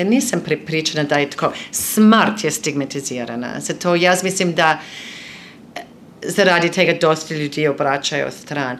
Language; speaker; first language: Slovenian; non-native, fluent; English